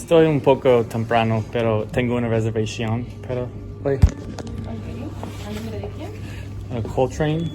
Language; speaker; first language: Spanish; non-native, learner; English